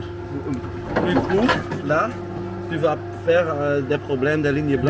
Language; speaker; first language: French; non-native, local second language; Dutch